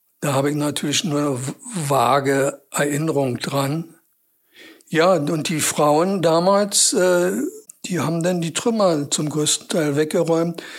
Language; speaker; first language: German; native; German